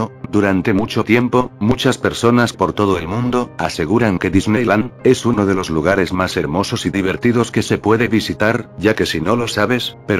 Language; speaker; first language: Spanish; native; Spanish